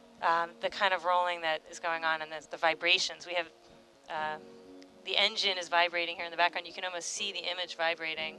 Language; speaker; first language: English; native; English